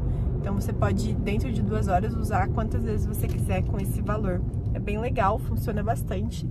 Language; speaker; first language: Portuguese; native; Portuguese